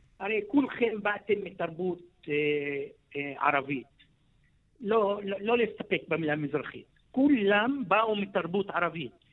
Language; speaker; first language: Hebrew; non-native, local second language; Arabic